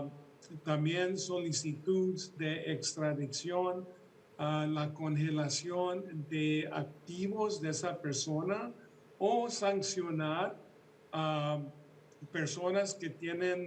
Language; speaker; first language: Spanish; early bilingual, heritage; Spanish